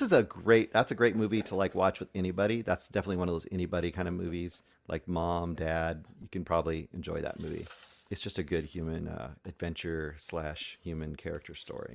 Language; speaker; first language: English; native; English